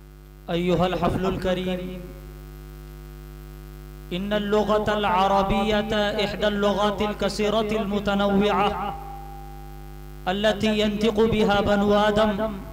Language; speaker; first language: Arabic; non-native, fluent; Urdu